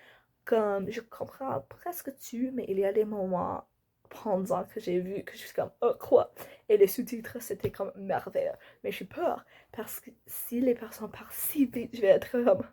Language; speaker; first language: French; non-native, learner; English